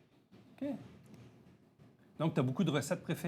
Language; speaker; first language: French; native; French